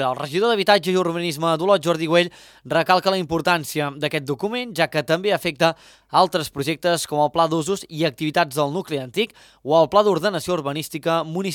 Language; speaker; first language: Catalan; native; Catalan